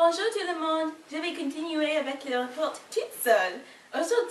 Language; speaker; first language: French; non-native, learner; English